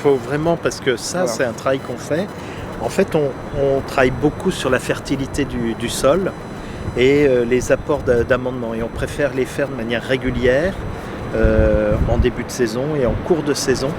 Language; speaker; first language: French; native; French